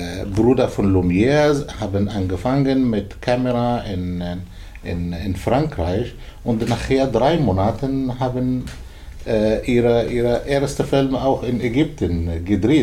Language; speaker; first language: German; non-native, learner; Arabic